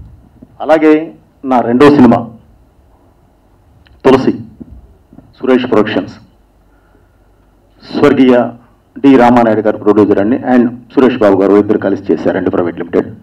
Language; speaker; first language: Telugu; native; Telugu